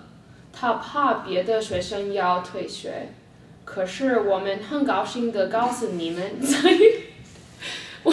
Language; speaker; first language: Chinese; non-native, learner; English